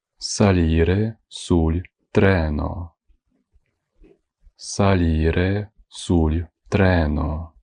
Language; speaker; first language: Italian; non-native, fluent; Ukrainian